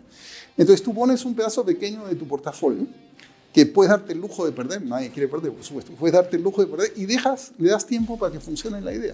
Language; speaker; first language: Spanish; native; Spanish